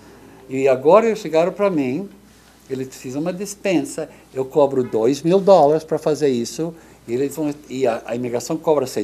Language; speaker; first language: Portuguese; non-native, fluent; English